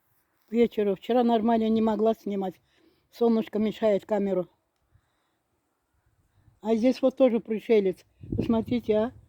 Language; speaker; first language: Russian; non-native, fluent; Azerbaijani